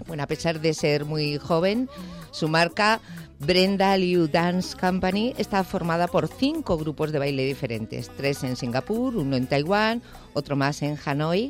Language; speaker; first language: Spanish; native; Spanish